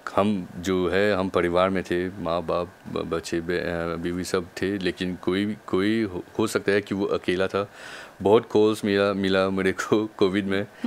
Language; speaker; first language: Hindi; non-native, local second language; Bhojpuri